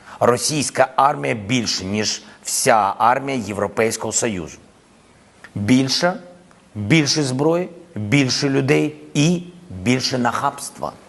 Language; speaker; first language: Ukrainian; non-native, local second language; Russian